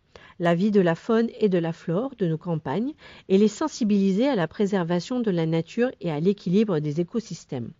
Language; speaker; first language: French; native; French